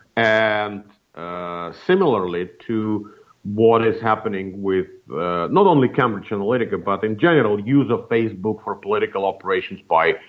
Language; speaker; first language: English; non-native, fluent; Russian